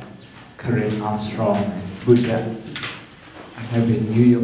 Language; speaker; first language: English; non-native, fluent; Shan